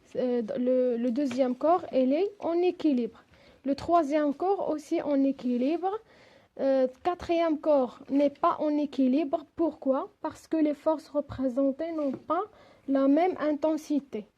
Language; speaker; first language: French; non-native, local second language; Arabic